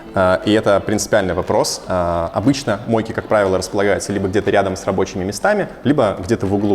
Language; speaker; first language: Russian; native; Russian